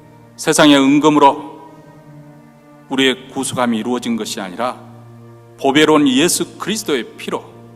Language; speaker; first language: Korean; native; Korean